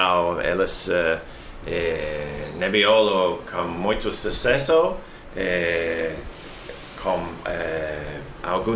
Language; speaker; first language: Portuguese; non-native, learner; English